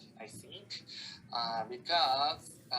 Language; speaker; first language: English; non-native, learner; Japanese